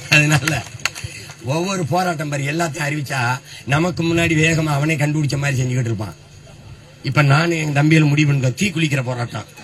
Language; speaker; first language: Tamil; native; Tamil